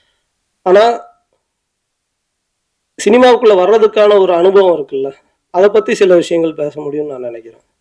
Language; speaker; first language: Tamil; native; Tamil